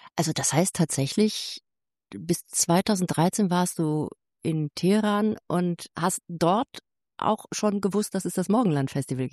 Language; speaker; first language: German; native; German